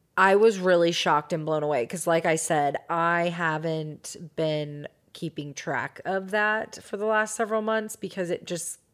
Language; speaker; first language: English; native; English